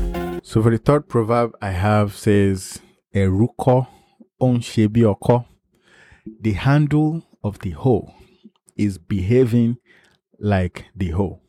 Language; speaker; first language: English; non-native, local second language; Yoruba